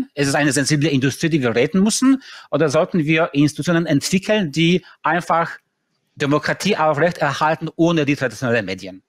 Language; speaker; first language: German; non-native, fluent; Polish